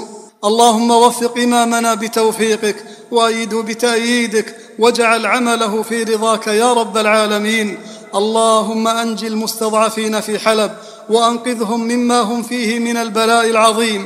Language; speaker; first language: Arabic; native; Arabic